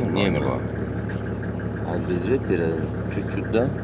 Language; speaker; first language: Russian; non-native, local second language; Tajik